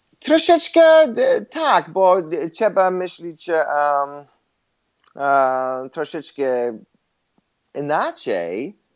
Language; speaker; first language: Polish; non-native, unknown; English